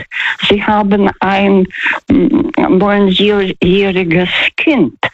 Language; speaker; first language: German; non-native, fluent; Russian